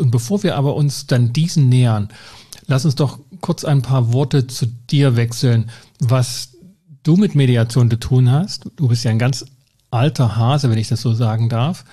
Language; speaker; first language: German; native; German